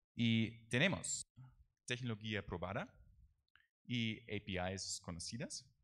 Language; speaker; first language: Spanish; non-native, learner; German